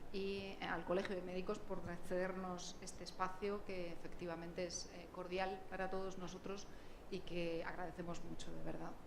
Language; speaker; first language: Spanish; native; Spanish